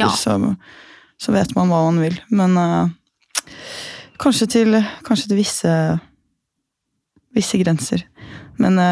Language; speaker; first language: Norwegian; native; Norwegian